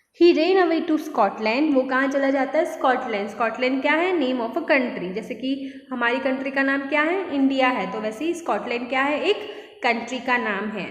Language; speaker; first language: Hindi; non-native, local second language; Gujarati